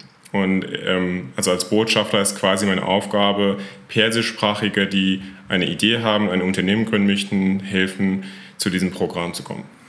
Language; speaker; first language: German; non-native, fluent; Persian